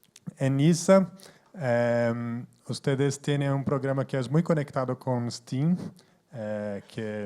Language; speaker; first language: Spanish; non-native, fluent; Portuguese